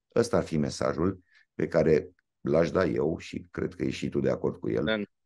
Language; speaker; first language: Romanian; native; Romanian